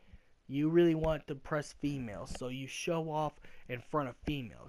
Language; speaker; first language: English; native; English